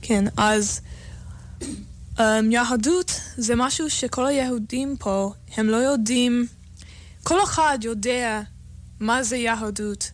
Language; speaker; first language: Hebrew; non-native, learner; English